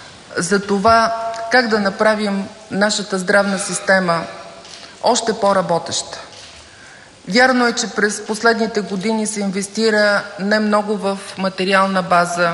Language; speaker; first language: Bulgarian; native; Bulgarian